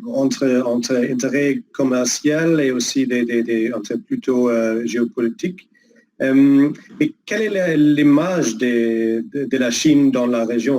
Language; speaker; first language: French; non-native, fluent; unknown